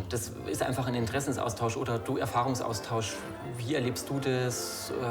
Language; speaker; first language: German; native; German